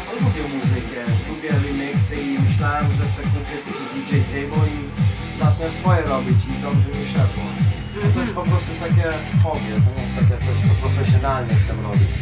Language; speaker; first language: Polish; early bilingual, heritage; Polish